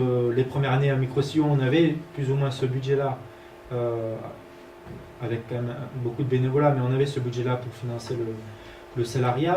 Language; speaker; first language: French; native; French